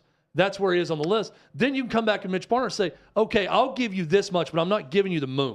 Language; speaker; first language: English; native; English